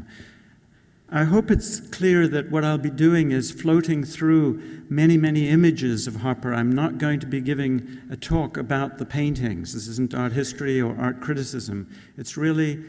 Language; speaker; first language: English; native; English